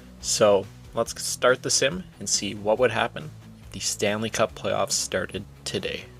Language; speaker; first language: English; native; English